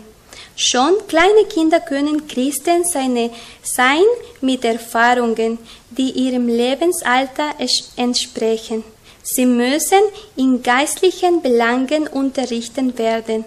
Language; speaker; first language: German; non-native, learner; Spanish